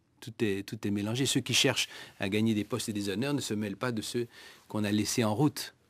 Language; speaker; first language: French; native; French